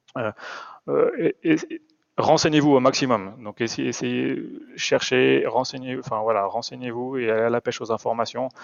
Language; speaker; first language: French; native; French